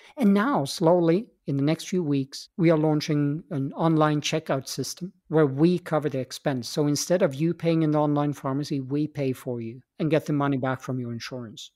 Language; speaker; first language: English; non-native, fluent; Swedish